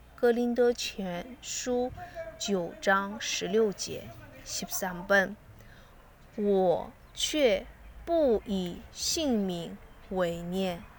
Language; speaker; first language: Chinese; non-native, learner; Korean